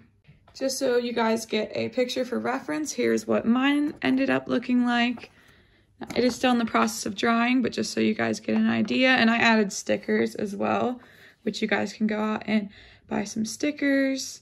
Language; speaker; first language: English; native; English